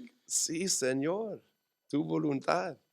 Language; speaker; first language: Spanish; non-native, learner; English